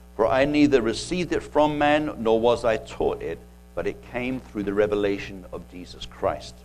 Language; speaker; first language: English; native; English